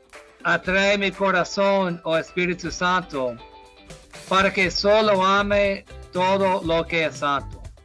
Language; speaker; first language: Spanish; non-native, fluent; English